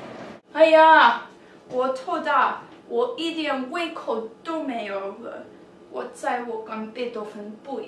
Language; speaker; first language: Chinese; non-native, learner; English